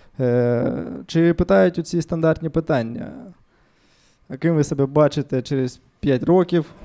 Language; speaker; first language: Ukrainian; non-native, local second language; Russian